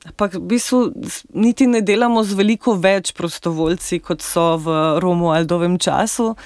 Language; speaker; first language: Slovenian; native; Slovenian